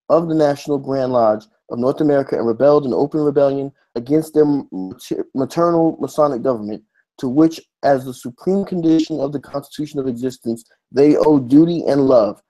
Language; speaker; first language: English; native; English